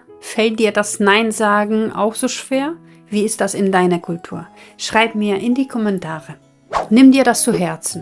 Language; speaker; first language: German; non-native, fluent; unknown